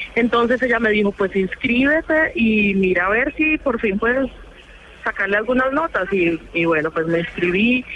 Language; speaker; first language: Spanish; native; Spanish